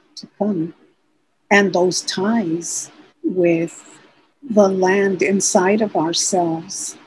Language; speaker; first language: English; early bilingual, other home language; Spanish